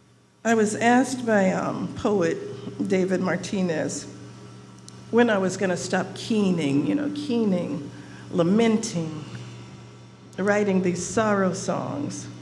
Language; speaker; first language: English; native; English